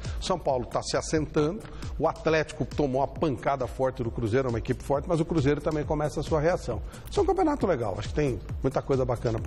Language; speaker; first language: Portuguese; native; Portuguese